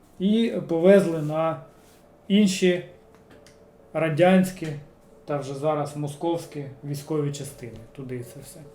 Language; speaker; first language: Ukrainian; non-native, local second language; Russian